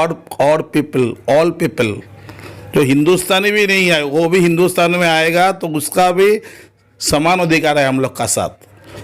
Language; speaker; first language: Hindi; non-native, local second language; Bangla